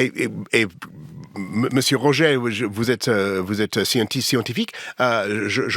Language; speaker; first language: French; non-native, learner; English